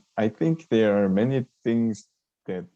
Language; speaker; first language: English; non-native, learner; Korean